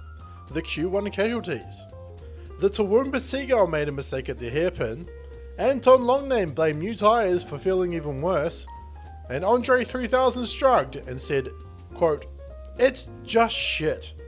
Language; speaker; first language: English; native; English